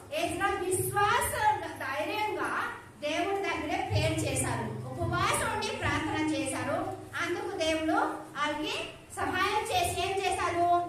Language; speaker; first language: Telugu; non-native, learner; Odia